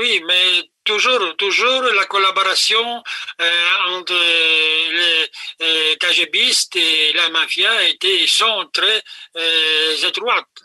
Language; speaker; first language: French; non-native, fluent; Polish